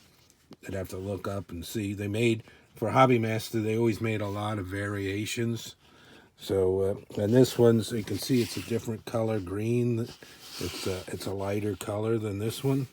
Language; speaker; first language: English; native; English